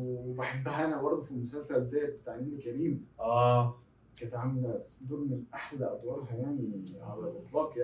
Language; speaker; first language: Arabic; native; Arabic